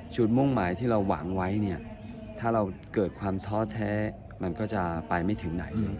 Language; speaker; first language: Thai; non-native, local second language; Akha